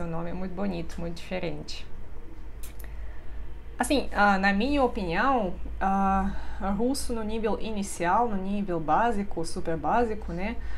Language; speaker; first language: Portuguese; non-native, fluent; Russian